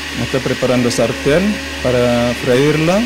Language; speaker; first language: Spanish; non-native, fluent; Indonesian